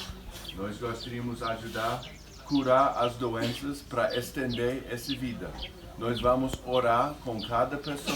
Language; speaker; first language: Portuguese; non-native, fluent; English